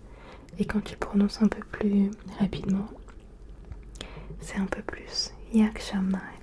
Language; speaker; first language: French; early bilingual, other home language; Turkish